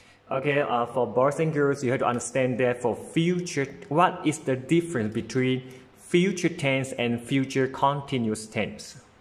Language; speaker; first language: English; non-native, local second language; Chinese